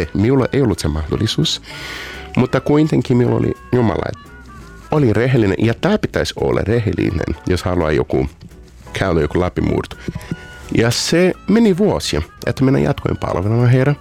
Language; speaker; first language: Finnish; non-native, fluent; Portuguese